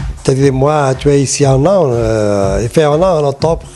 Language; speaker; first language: French; non-native, learner; Portuguese